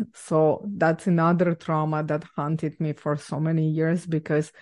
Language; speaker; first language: English; non-native, fluent; Ukrainian